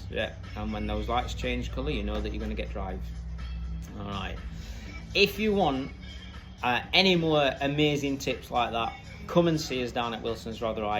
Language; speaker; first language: English; native; English